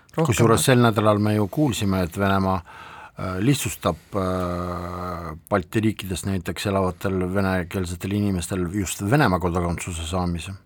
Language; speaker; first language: Estonian; non-native, local second language; Russian